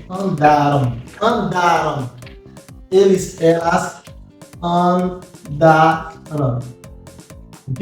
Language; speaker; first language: Portuguese; non-native, fluent; Haitian Creole